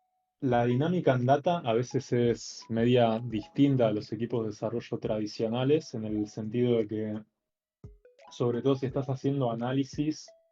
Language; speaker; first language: Spanish; native; Spanish